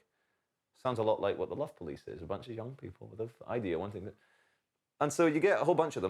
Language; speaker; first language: English; native; English